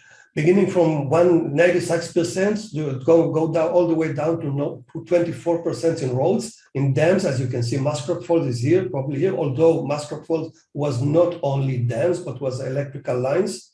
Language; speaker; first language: English; non-native, fluent; Hebrew